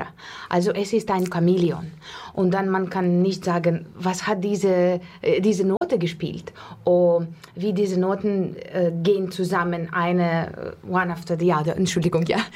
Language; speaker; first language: German; non-native, learner; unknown